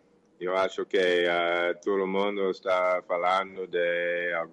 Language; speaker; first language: Portuguese; non-native, fluent; English